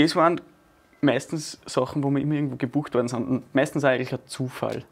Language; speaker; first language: German; native; German